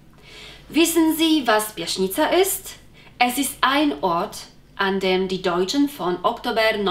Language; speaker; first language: German; non-native, fluent; Polish